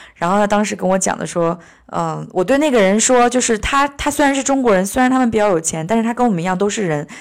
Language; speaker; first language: Chinese; native; Chinese